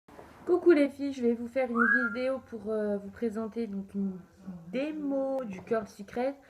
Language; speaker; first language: French; native; French